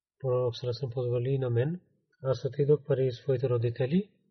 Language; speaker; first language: Bulgarian; non-native, learner; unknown